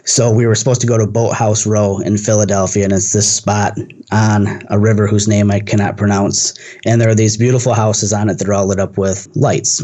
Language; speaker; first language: English; native; English